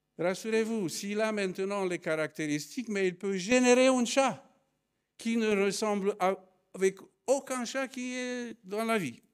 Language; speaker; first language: French; non-native, fluent; Romanian